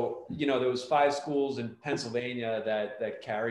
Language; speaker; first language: English; native; English